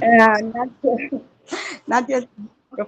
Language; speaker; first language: English; non-native, learner; Spanish